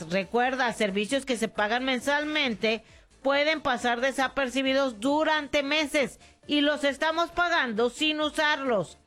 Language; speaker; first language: Spanish; native; Spanish